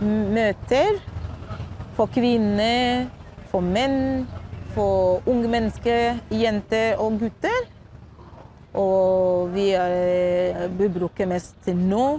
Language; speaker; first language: Norwegian; non-native, fluent; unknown